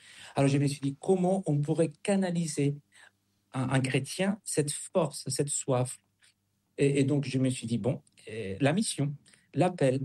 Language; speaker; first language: French; non-native, fluent; Spanish